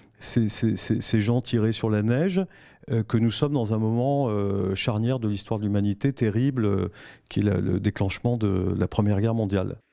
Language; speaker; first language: French; native; French